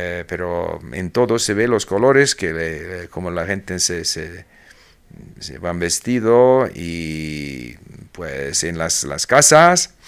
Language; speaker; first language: Spanish; non-native, fluent; English